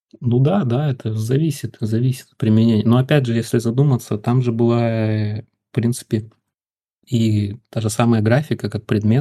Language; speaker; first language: Russian; native; Russian